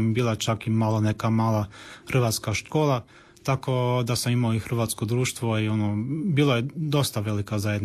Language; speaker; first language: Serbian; early bilingual, heritage; Serbian